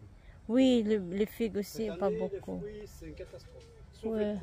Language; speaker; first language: French; non-native, learner; Filipino